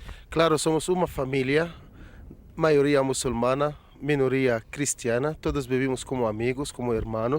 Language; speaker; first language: Portuguese; non-native, fluent; Arabic